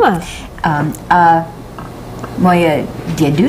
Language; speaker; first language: Russian; non-native, learner; English